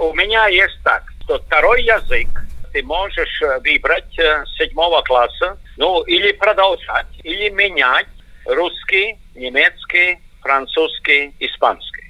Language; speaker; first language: Russian; non-native, local second language; Latvian